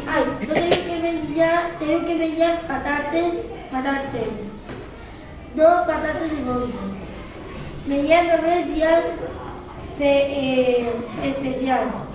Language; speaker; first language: Catalan; non-native, local second language; Spanish